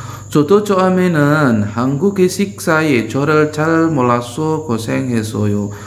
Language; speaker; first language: Korean; non-native, fluent; Indonesian